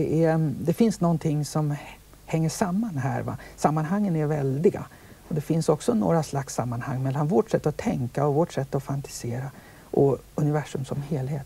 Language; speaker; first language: Swedish; native; Swedish